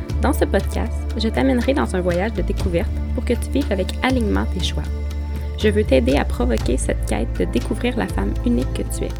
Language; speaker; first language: French; native; French